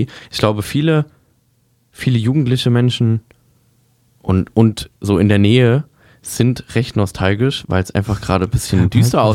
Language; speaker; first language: German; native; German